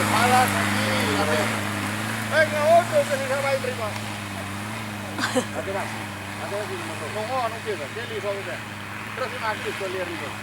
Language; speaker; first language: Spanish; native; Spanish